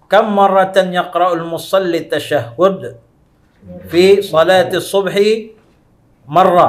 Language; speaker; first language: Arabic; non-native, learner; Indonesian